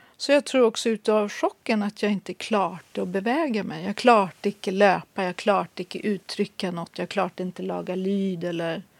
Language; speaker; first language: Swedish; native; Swedish